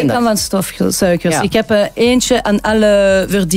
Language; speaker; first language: Dutch; non-native, local second language; French